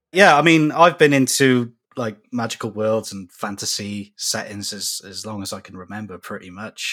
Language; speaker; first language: English; native; English